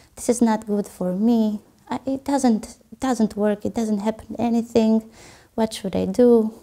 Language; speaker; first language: English; non-native, fluent; Romanian